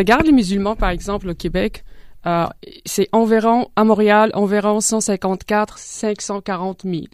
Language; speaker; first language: French; non-native, local second language; Arabic